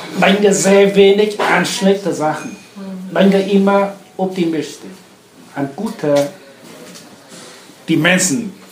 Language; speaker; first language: German; non-native, learner; Vietnamese